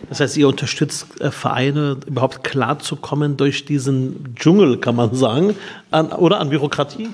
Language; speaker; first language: German; early bilingual, other home language; Arabic